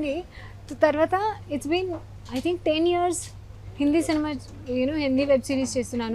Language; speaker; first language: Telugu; non-native, learner; Hindi